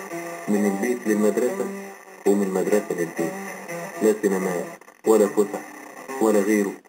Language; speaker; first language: Arabic; native; Arabic